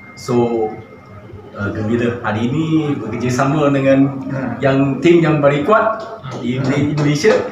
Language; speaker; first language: Malay; non-native, local second language; Chinese